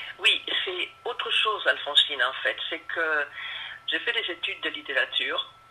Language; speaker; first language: French; non-native, fluent; Spanish